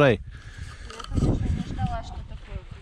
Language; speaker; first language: Russian; native; Russian